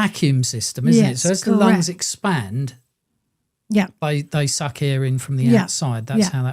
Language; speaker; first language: English; native; English